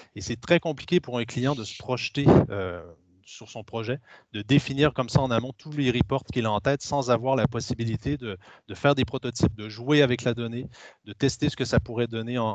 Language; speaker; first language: French; native; French